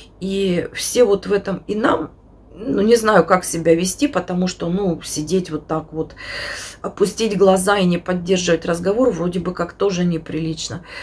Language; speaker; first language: Russian; native; Russian